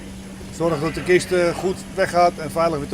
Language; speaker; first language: Dutch; native; Dutch